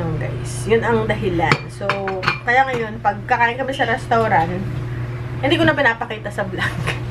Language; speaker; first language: Filipino; native; Filipino